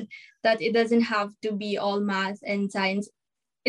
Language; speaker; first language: English; non-native, local second language; Filipino